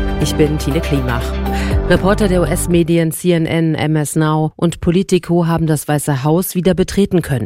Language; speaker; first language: German; native; German